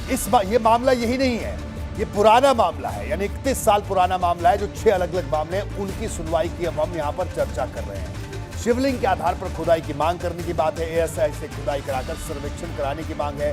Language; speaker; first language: Hindi; native; Hindi